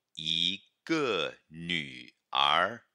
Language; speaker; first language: Chinese; non-native, fluent; Portuguese